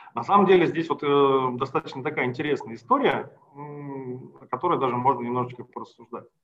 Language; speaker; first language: Russian; native; Russian